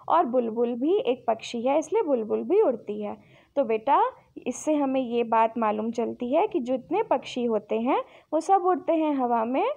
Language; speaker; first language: Hindi; native; Hindi